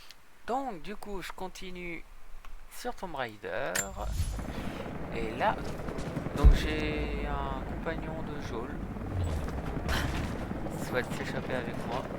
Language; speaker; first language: French; native; French